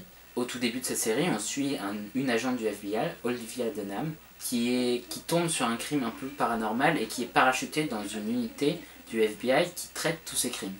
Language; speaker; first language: French; native; French